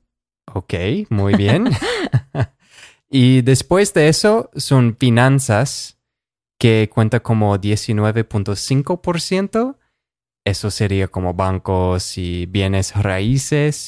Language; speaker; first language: Spanish; non-native, fluent; English